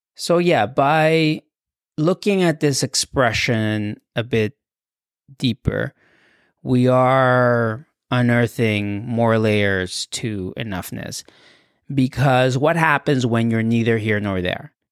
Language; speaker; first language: English; non-native, fluent; Spanish